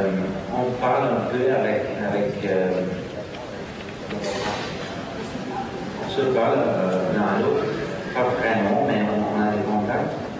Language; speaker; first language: French; non-native, learner; Dutch